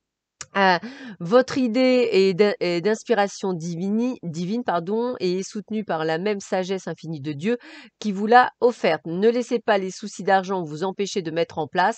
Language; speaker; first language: French; native; French